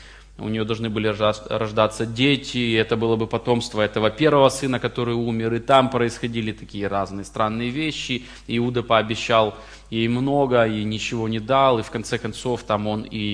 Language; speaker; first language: Russian; native; Russian